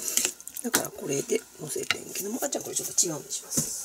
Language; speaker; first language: Japanese; native; Japanese